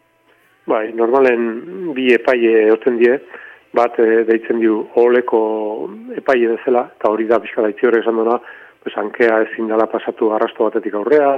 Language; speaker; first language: Basque; native; Basque